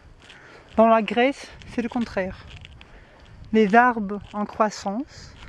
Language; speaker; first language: French; non-native, fluent; Portuguese